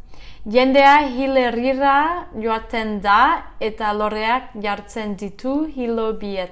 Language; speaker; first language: Basque; non-native, learner; English